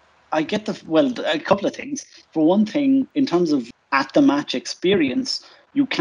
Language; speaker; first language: English; native; English